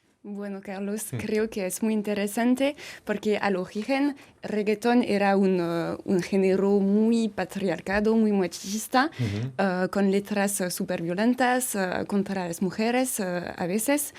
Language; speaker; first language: Spanish; non-native, fluent; French